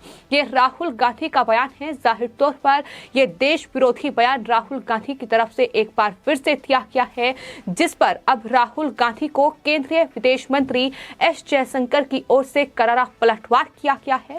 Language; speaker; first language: Hindi; native; Hindi